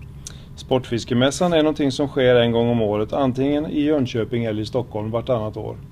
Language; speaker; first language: Swedish; native; Swedish